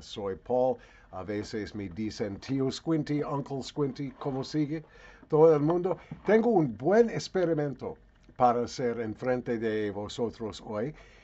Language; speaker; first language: Spanish; non-native, fluent; English